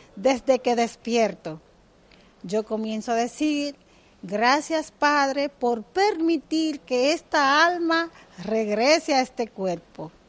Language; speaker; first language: Spanish; native; Spanish